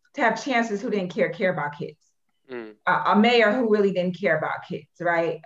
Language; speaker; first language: English; native; English